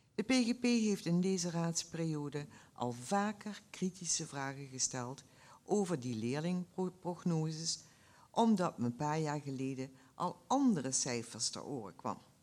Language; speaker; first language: Dutch; native; Dutch